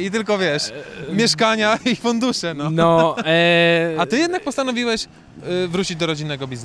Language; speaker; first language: Polish; native; Polish